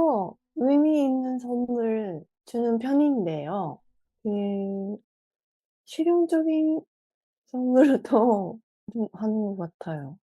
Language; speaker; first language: Korean; non-native, fluent; Japanese